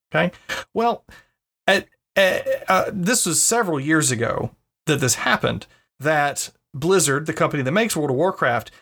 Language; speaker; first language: English; native; English